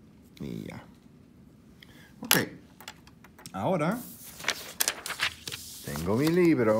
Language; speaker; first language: Spanish; non-native, fluent; English